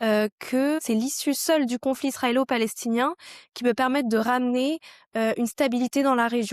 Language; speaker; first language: French; native; French